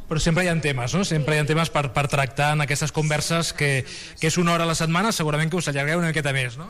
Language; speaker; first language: Catalan; native; Catalan